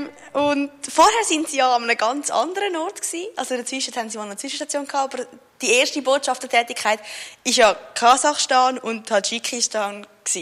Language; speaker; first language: German; native; German